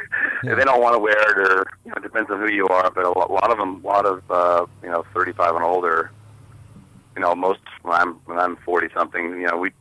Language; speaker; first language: English; native; English